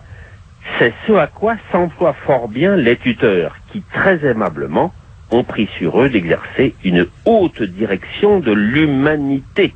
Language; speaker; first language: French; native; French